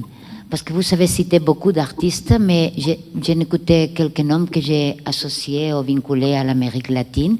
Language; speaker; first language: French; non-native, learner; Catalan